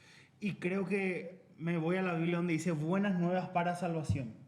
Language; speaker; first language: Spanish; native; Spanish